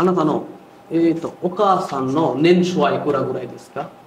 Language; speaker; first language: Japanese; non-native, learner; Bangla